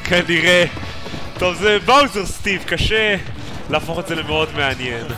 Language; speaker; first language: Hebrew; native; Hebrew